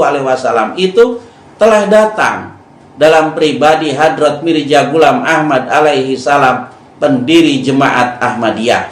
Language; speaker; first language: Indonesian; native; Indonesian